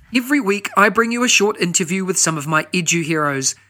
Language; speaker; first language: English; native; English